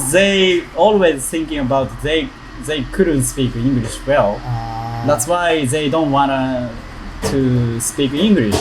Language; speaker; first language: English; non-native, learner; Japanese